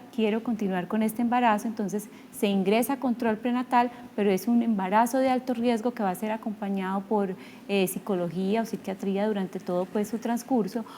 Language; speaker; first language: Spanish; native; Spanish